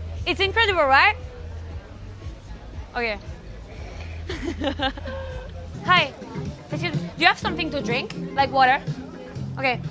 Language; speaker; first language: English; non-native, learner; French